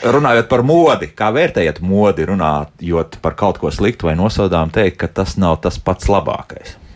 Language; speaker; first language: Latvian; native; Latvian